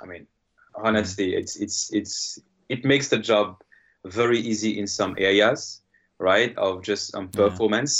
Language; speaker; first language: English; non-native, fluent; Morisyen